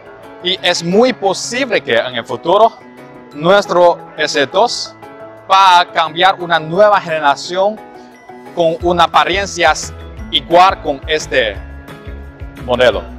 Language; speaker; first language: Spanish; non-native, learner; Chinese